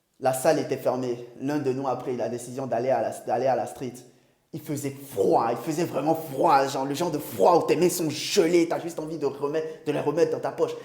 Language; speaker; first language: French; non-native, local second language; Ewe